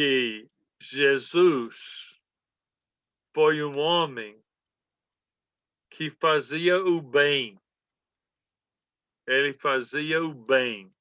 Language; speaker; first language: Portuguese; non-native, fluent; English